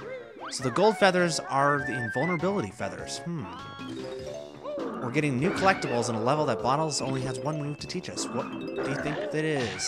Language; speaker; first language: English; native; English